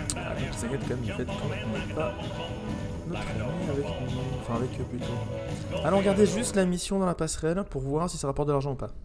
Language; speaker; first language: French; native; French